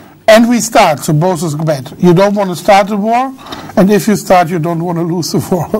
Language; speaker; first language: English; non-native, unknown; German